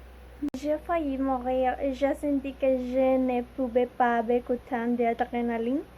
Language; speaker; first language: French; non-native, learner; Spanish